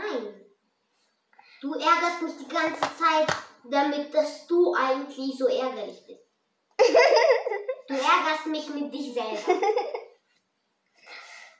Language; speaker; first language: German; early bilingual, other home language; Russian